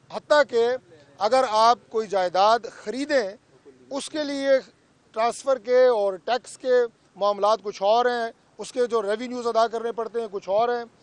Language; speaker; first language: Urdu; non-native, local second language; Punjabi